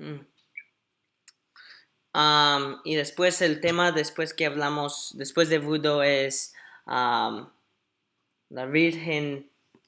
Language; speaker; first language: Spanish; early bilingual, heritage; Spanish